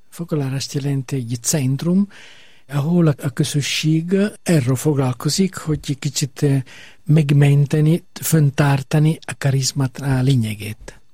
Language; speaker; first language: Hungarian; non-native, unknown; Italian